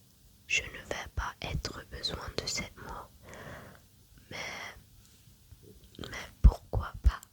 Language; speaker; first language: French; non-native, learner; German